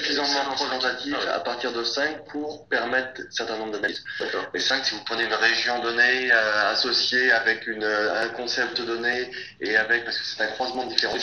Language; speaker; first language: French; native; French